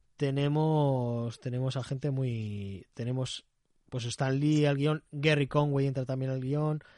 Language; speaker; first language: Spanish; native; Spanish